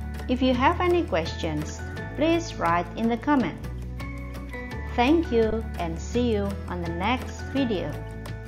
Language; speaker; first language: English; non-native, fluent; Indonesian